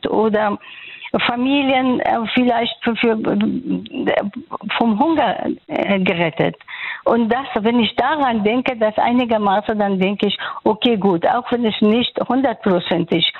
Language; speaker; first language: German; non-native, fluent; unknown